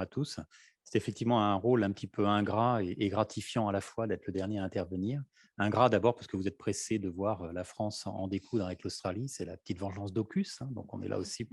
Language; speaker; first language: French; native; French